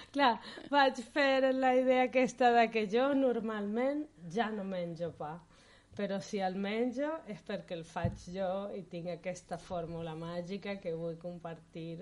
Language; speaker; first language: Catalan; non-native, fluent; Spanish